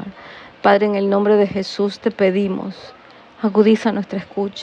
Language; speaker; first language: Spanish; native; Spanish